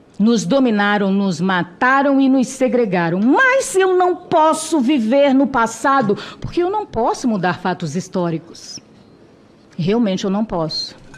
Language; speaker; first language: Portuguese; non-native, local second language; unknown